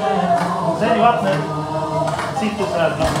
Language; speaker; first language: Swedish; early bilingual, other home language; Assyrian Neo-Aramaic